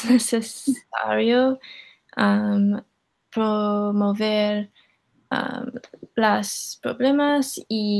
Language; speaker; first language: Spanish; non-native, learner; English